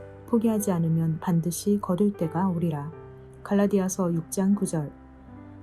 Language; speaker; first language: Korean; native; Korean